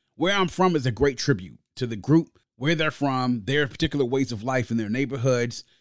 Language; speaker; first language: English; native; English